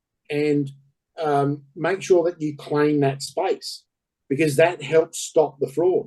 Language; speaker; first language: English; native; English